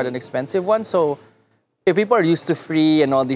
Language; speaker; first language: English; non-native, local second language; Filipino